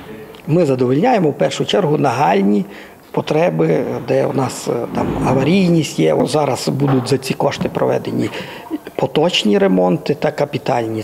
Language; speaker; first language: Ukrainian; native; Ukrainian